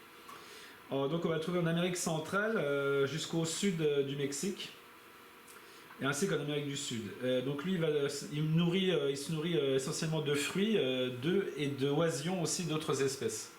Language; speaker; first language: French; native; French